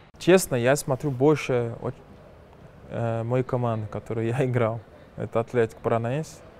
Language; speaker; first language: Russian; non-native, fluent; Portuguese